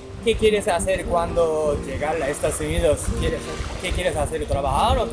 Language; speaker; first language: Spanish; non-native, learner; Japanese